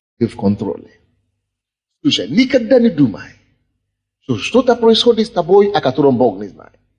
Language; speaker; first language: Russian; non-native, fluent; Yoruba